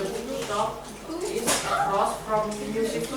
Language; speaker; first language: English; non-native, learner; Indonesian